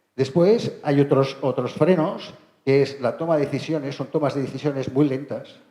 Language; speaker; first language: Spanish; non-native, local second language; Catalan